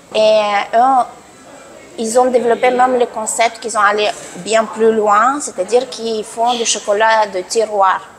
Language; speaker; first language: French; non-native, fluent; Russian